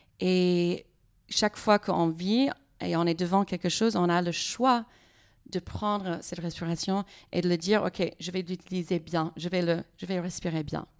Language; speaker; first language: French; non-native, fluent; English